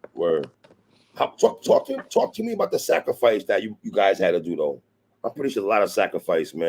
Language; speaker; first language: English; native; English